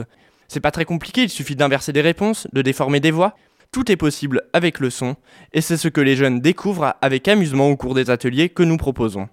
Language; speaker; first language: French; native; French